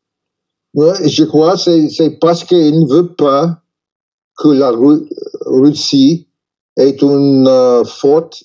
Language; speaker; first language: French; non-native, learner; English